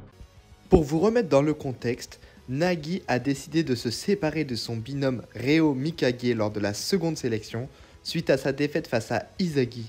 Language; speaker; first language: French; native; French